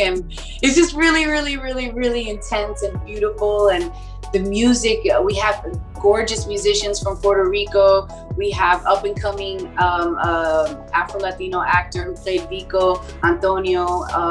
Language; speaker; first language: English; early bilingual, other home language; Spanish